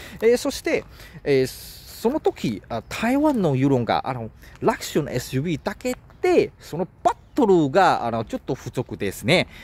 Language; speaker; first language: Japanese; non-native, learner; Chinese